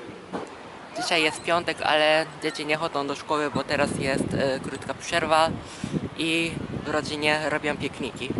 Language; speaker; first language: Polish; non-native, fluent; Japanese